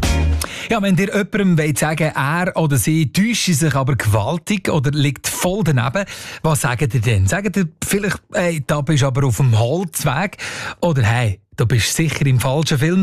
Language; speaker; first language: German; native; German